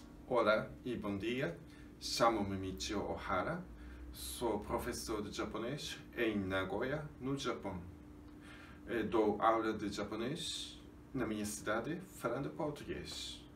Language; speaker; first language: Portuguese; non-native, fluent; Japanese